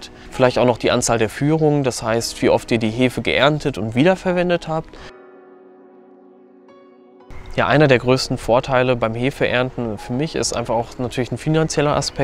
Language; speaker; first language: German; native; German